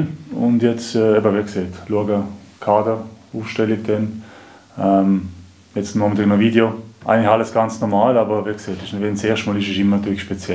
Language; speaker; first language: German; native; German